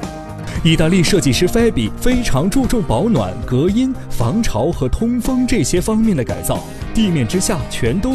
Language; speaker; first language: Chinese; native; Chinese